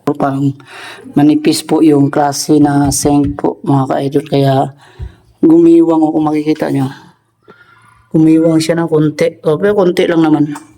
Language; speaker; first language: Filipino; non-native, local second language; Cebuano